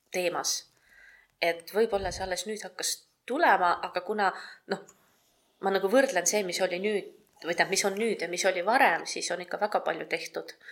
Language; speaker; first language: Estonian; non-native, local second language; Russian